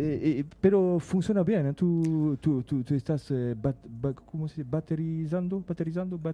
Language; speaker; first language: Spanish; non-native, learner; French